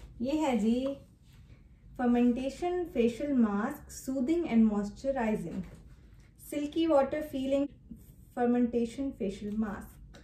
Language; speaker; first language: Urdu; native; Urdu